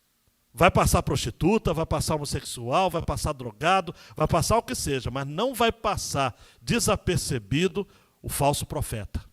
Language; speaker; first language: Portuguese; native; Portuguese